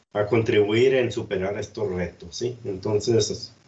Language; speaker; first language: Spanish; native; Spanish